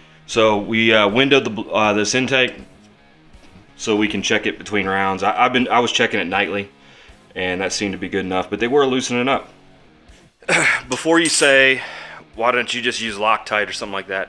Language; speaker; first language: English; native; English